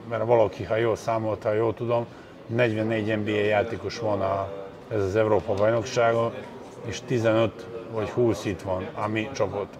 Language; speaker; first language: Hungarian; non-native, fluent; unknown